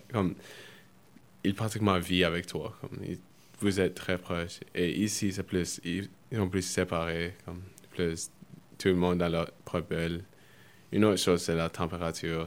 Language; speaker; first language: French; early bilingual, other home language; Spanish